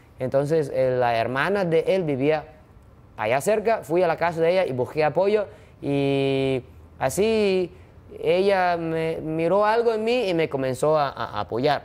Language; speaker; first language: Spanish; non-native, fluent; Japanese